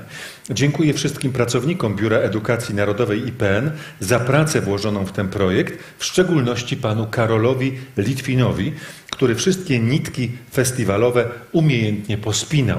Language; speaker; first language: Polish; native; Polish